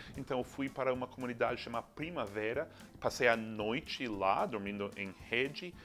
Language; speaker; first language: Portuguese; non-native, fluent; English